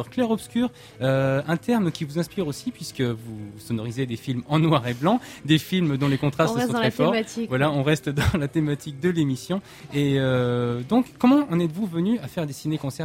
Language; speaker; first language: French; native; French